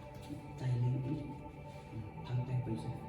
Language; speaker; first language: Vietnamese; non-native, learner; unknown